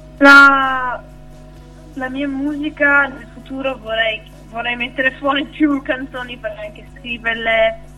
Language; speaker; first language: Italian; early bilingual, heritage; Italian